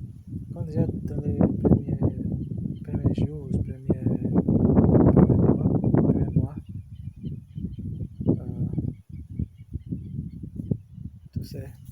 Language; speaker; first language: French; non-native, learner; Portuguese